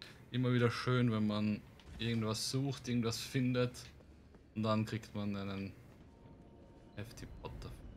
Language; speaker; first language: German; native; German